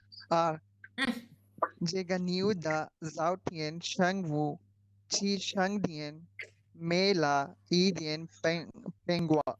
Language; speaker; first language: Chinese; non-native, learner; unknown